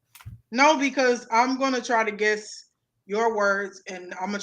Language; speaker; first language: English; native; English